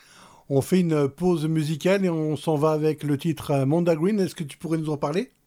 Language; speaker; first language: French; native; French